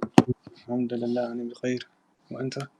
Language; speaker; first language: Arabic; non-native, learner; English